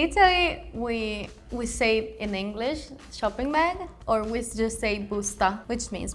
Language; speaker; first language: English; non-native, fluent; Italian